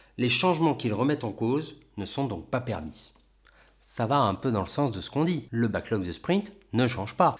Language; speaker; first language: French; native; French